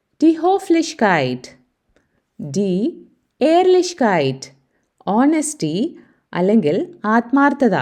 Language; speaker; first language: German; non-native, fluent; Malayalam